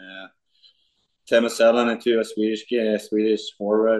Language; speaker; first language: English; non-native, fluent; Swedish